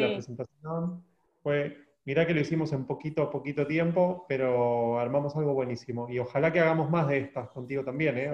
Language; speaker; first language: Spanish; native; Spanish